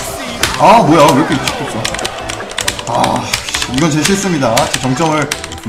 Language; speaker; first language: Korean; native; Korean